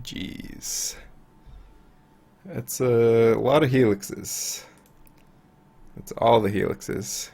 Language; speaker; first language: English; native; English